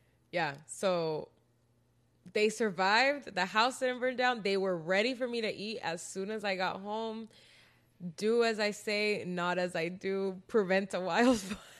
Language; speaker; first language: English; early bilingual, other home language; Spanish